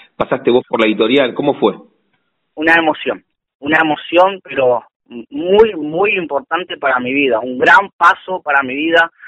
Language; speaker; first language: Spanish; native; Spanish